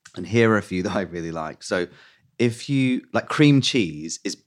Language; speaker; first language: English; native; English